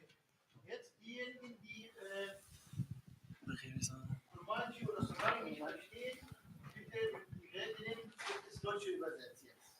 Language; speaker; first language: German; non-native, fluent; Arabic